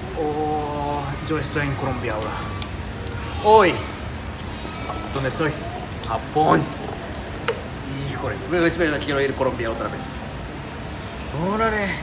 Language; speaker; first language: Spanish; non-native, learner; Japanese